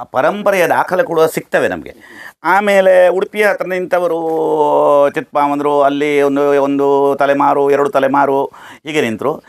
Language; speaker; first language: Kannada; native; Kannada